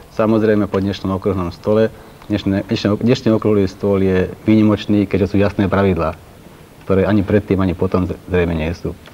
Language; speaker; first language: Slovak; non-native, local second language; Hungarian